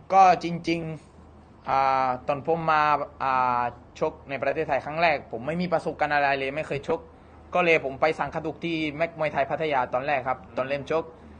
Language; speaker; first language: Thai; non-native, fluent; Spanish